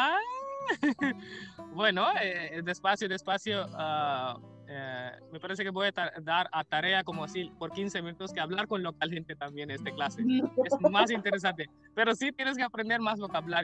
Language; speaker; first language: Spanish; non-native, learner; Hindi